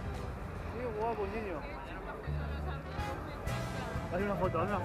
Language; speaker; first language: Spanish; native; Spanish